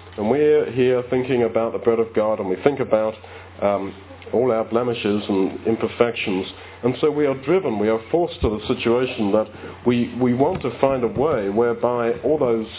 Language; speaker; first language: English; native; English